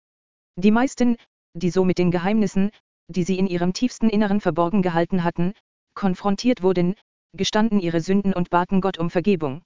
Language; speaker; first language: German; native; German